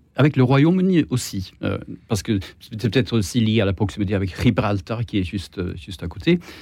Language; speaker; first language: French; non-native, fluent; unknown